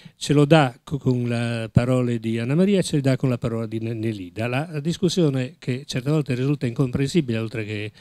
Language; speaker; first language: Italian; native; Italian